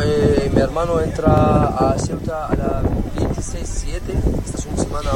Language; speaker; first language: Spanish; non-native, learner; Arabic